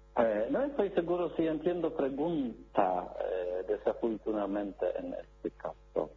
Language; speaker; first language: Spanish; non-native, learner; Polish